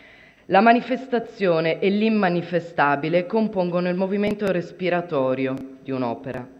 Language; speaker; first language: Italian; native; Italian